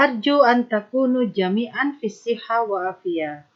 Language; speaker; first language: Arabic; non-native, fluent; Indonesian